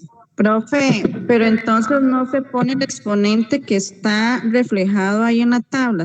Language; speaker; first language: Spanish; native; Spanish